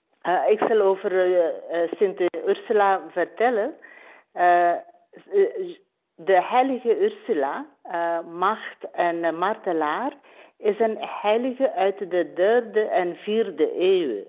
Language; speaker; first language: Dutch; non-native, learner; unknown